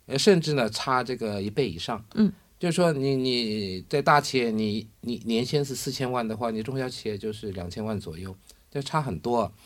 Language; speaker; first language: Chinese; non-native, fluent; Korean